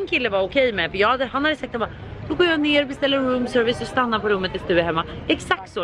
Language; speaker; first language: Swedish; native; Swedish